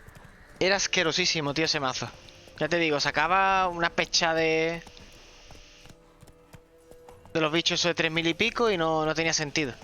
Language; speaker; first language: Spanish; native; Spanish